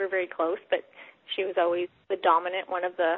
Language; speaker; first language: English; native; English